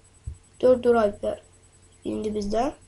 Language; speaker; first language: Turkish; non-native, learner; Azerbaijani